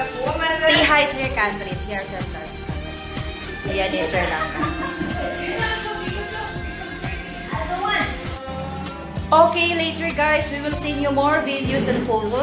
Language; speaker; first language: English; non-native, local second language; Filipino